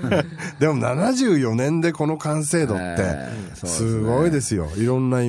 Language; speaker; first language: Japanese; native; Japanese